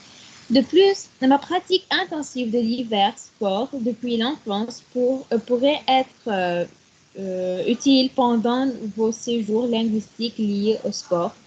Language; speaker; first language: French; non-native, learner; Arabic